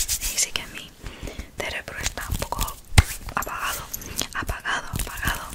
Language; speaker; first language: Spanish; non-native, learner; English